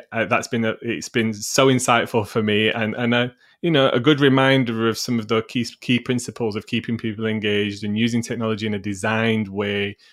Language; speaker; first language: English; native; English